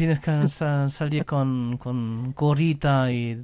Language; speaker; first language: Spanish; non-native, learner; German